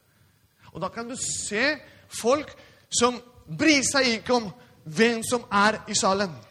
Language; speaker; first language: Norwegian; non-native, fluent; Spanish